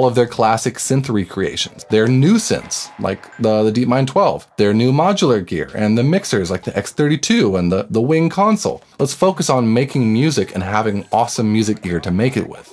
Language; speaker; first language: English; native; English